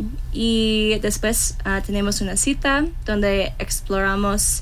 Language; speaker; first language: Spanish; non-native, learner; English